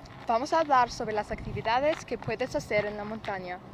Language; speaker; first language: Spanish; non-native, learner; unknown